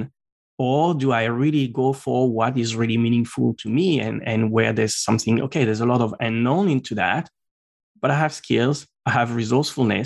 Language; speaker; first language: English; non-native, fluent; French